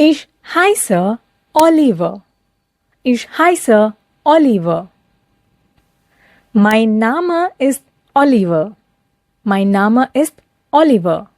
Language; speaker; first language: German; non-native, fluent; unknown